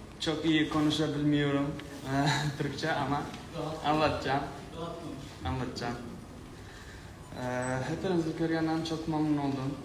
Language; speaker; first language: Turkish; non-native, learner; Uzbek